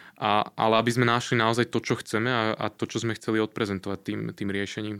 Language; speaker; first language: Slovak; native; Slovak